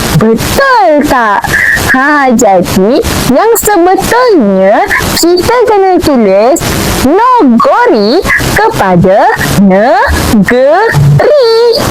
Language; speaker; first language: Malay; native; Malay